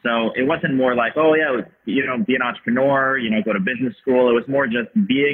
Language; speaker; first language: English; native; English